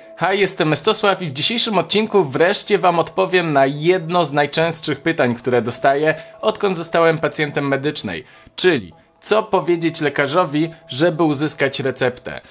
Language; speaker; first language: Polish; native; Polish